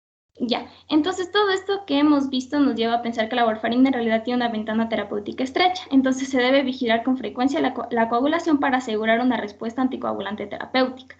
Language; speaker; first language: Spanish; native; Spanish